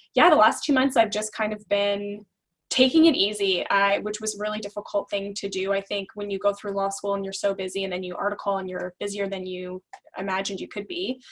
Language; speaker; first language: English; native; English